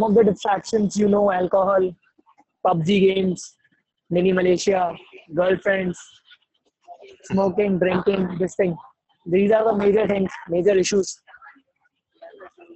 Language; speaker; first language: English; non-native, local second language; Hindi